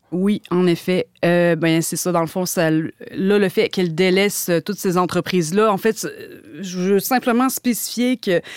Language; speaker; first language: French; native; French